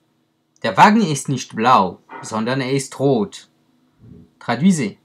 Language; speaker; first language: German; non-native, fluent; French